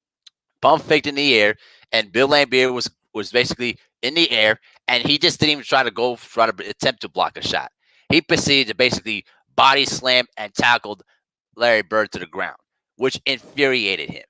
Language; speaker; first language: English; native; English